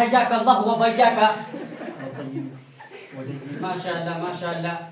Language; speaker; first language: Arabic; non-native, learner; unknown